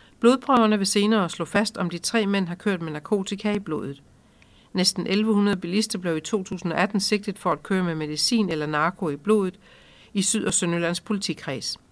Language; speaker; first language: Danish; native; Danish